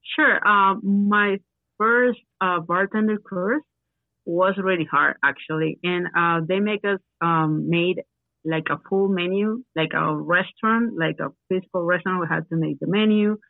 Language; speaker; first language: English; non-native, learner; Spanish